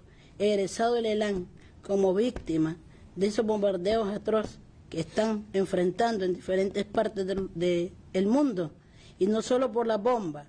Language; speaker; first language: Spanish; native; Spanish